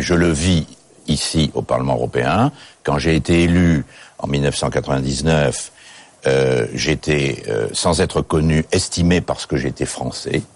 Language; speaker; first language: French; native; French